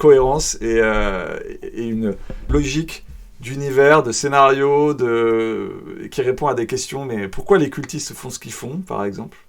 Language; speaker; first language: French; native; French